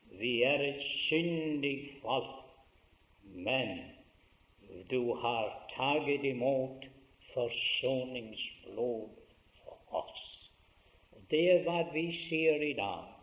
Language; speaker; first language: Norwegian; early bilingual, heritage; Norwegian